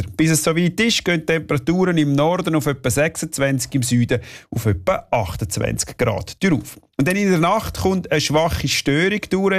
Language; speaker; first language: German; native; German